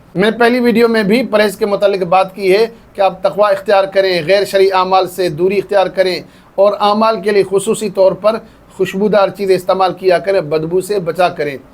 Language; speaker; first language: Urdu; non-native, local second language; Sindhi